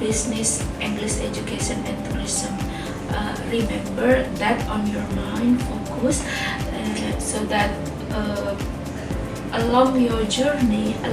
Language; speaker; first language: English; non-native, fluent; Indonesian